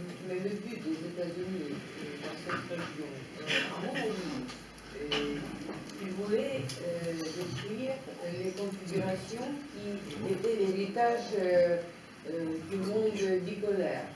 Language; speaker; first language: French; non-native, fluent; Russian